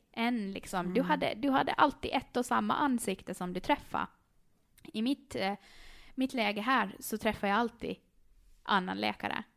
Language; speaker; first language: Swedish; native; Swedish